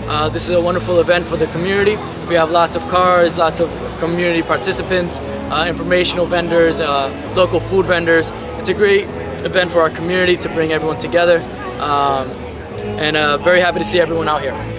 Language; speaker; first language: English; native; English